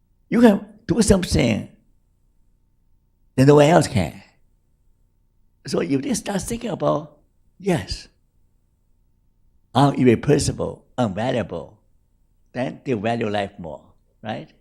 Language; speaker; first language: English; non-native, fluent; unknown